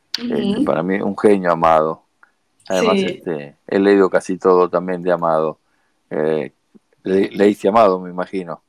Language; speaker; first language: Spanish; native; Spanish